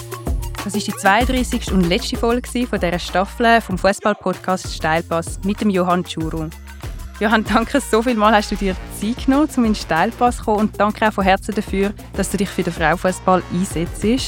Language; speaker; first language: German; native; German